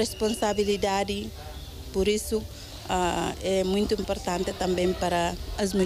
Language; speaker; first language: Portuguese; non-native, local second language; Tetum